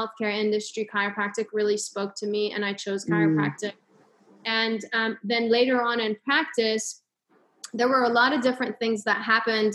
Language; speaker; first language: English; non-native, fluent; Persian